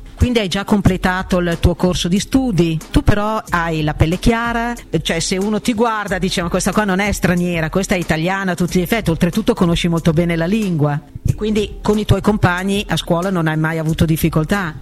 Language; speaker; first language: Italian; native; Italian